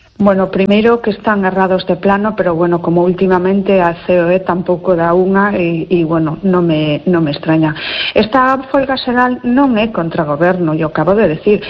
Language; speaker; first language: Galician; non-native, local second language; Spanish